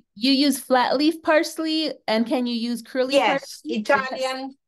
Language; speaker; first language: English; native; English